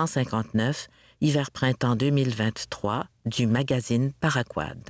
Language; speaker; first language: French; native; French